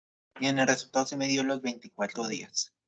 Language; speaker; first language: Spanish; native; Spanish